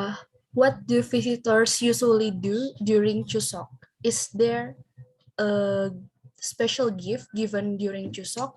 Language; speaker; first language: English; non-native, fluent; Indonesian